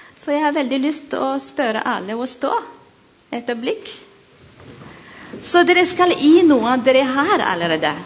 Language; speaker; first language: Norwegian; non-native, learner; Malagasy